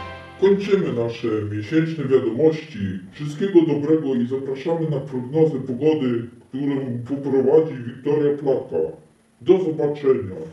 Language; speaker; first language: Polish; native; Polish